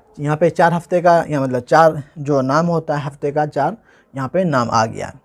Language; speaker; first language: Hindi; native; Hindi